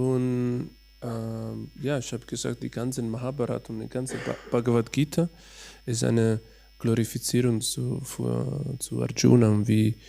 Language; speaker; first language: German; non-native, learner; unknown